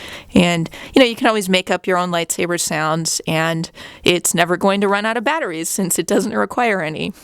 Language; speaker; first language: English; native; English